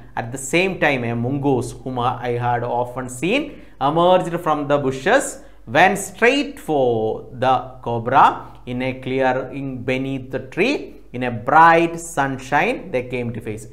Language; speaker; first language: English; non-native, local second language; Malayalam